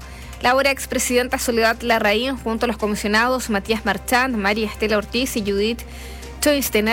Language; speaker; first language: Spanish; native; Spanish